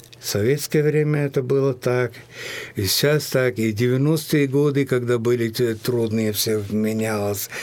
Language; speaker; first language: Russian; non-native, fluent; Hindi